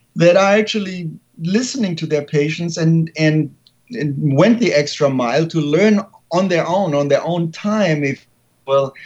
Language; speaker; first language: English; non-native, fluent; German